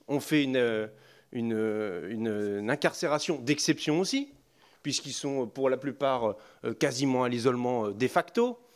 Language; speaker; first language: French; native; French